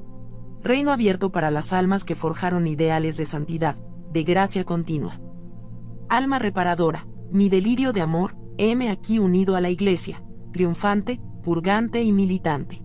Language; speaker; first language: Spanish; native; Spanish